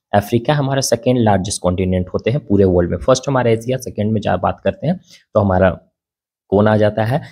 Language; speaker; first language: Hindi; native; Hindi